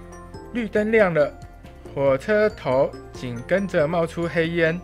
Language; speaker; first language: Chinese; native; Chinese